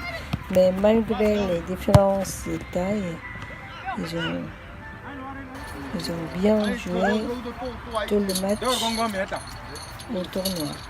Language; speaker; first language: French; non-native, fluent; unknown